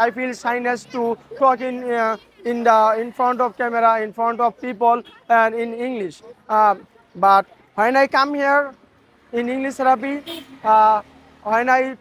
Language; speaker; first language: English; non-native, learner; Bangla